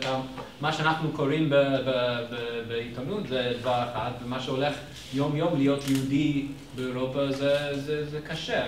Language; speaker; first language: Hebrew; non-native, fluent; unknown